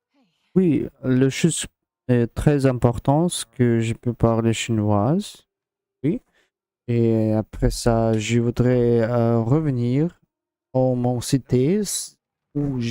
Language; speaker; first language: French; non-native, learner; Russian